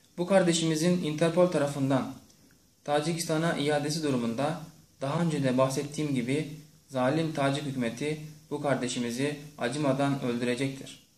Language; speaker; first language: Turkish; non-native, fluent; Tajik